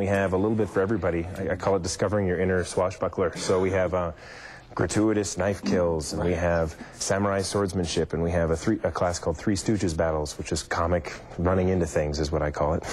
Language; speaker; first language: English; native; English